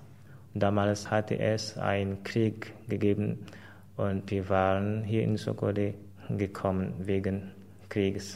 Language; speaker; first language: German; non-native, fluent; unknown